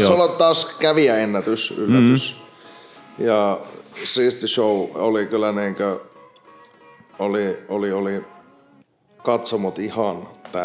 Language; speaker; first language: Finnish; native; Finnish